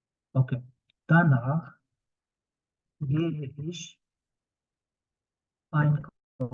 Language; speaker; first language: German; non-native, fluent; Urdu